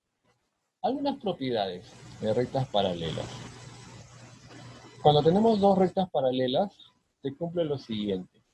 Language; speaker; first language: Spanish; native; Spanish